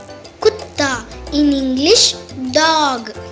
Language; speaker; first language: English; non-native, local second language; Hindi